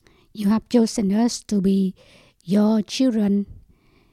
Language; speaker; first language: English; non-native, learner; Vietnamese